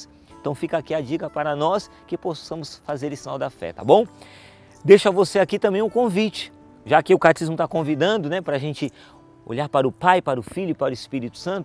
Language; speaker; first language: Portuguese; native; Portuguese